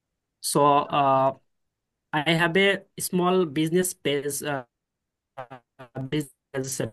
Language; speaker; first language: English; non-native, learner; Bangla